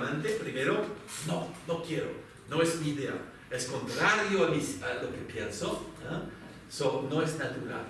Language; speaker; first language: Spanish; non-native, fluent; French